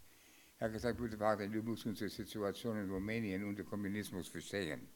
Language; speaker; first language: German; non-native, fluent; English